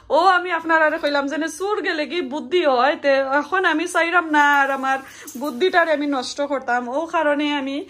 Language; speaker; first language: Bangla; non-native, local second language; Sylheti